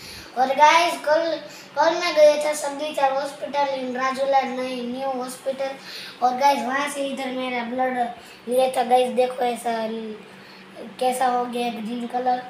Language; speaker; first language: Hindi; non-native, local second language; Gujarati